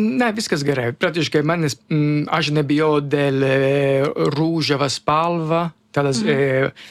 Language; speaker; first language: Lithuanian; non-native, learner; Italian